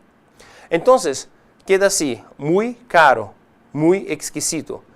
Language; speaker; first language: Spanish; non-native, fluent; Portuguese